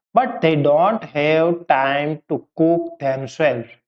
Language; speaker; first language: English; non-native, local second language; Gujarati